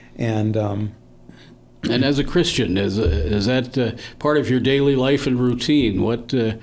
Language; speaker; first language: English; native; English